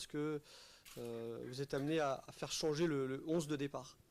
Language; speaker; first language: French; native; French